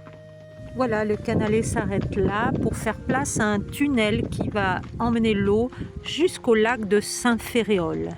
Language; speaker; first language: French; native; French